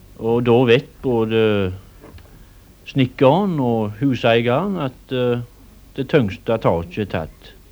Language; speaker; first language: Norwegian; native; Norwegian